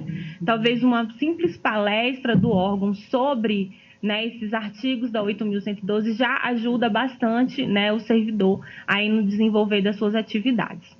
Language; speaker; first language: Portuguese; native; Portuguese